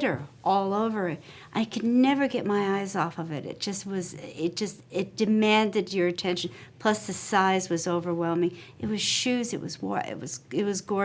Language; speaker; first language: English; native; English